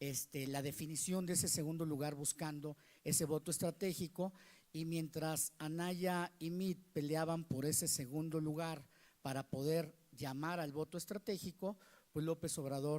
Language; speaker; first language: Spanish; native; Spanish